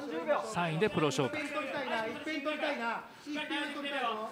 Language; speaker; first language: Japanese; native; Japanese